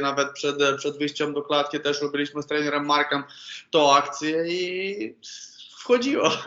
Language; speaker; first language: Polish; non-native, learner; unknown